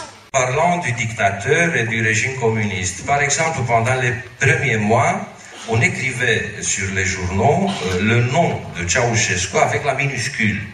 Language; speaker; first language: French; non-native, fluent; Romanian